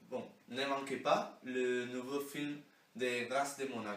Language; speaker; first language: French; non-native, learner; Spanish